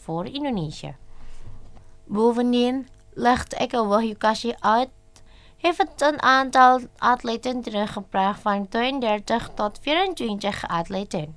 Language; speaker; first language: Dutch; non-native, fluent; Indonesian